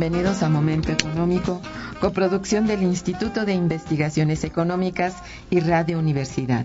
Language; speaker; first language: Spanish; native; Spanish